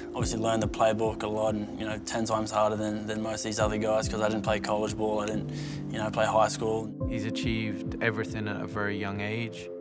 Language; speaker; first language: English; native; English